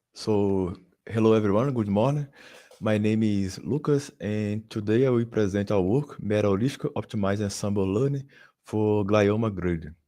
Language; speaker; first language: English; non-native, fluent; Portuguese